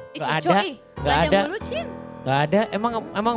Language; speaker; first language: Indonesian; native; Indonesian